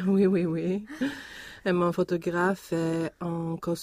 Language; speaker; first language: French; non-native, learner; Swedish